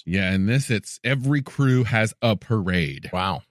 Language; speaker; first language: English; native; English